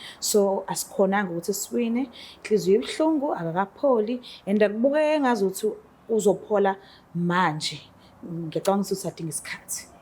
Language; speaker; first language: Zulu; native; Zulu